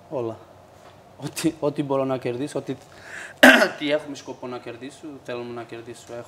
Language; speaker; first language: Greek; non-native, fluent; Portuguese